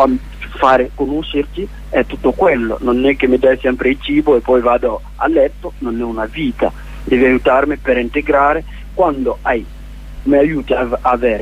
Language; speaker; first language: Italian; non-native, learner; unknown